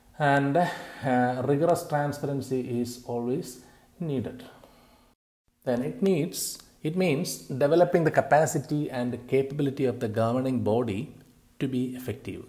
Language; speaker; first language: English; non-native, local second language; Malayalam